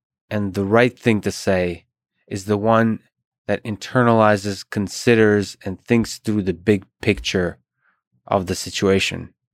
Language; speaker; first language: English; early bilingual, other home language; Russian